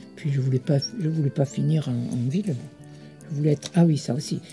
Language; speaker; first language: French; early bilingual, other home language; Italian